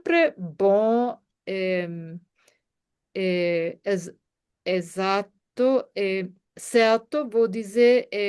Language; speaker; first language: Portuguese; non-native, fluent; German